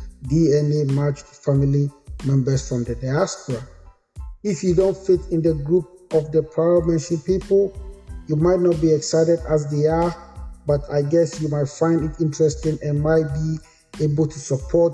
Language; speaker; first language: English; non-native, local second language; Akan